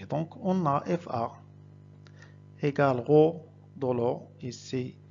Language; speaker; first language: French; non-native, local second language; Arabic